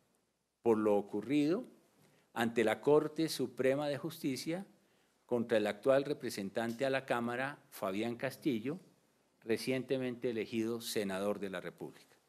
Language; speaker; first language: Spanish; native; Spanish